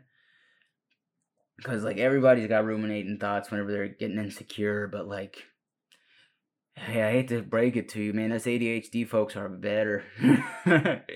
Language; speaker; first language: English; early bilingual, other home language; Spanish